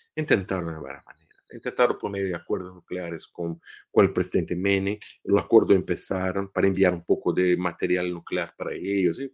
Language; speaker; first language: Spanish; non-native, fluent; Portuguese